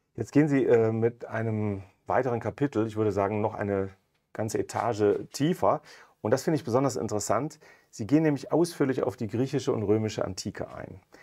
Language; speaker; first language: German; native; German